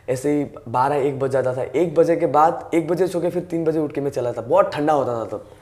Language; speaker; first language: Hindi; native; Hindi